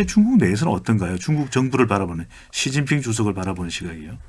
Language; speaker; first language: Korean; native; Korean